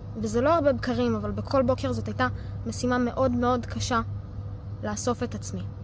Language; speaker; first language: Hebrew; native; Hebrew